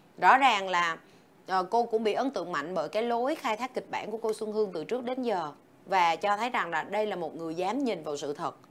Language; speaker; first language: Vietnamese; native; Vietnamese